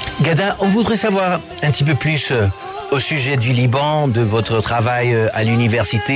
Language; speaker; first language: French; non-native, fluent; Spanish